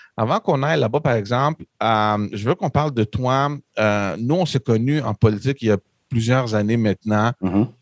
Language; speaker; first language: French; native; French